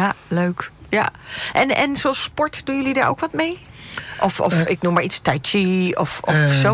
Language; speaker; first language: Dutch; native; Dutch